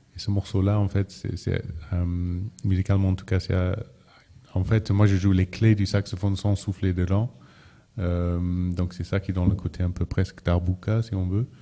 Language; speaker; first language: French; non-native, fluent; English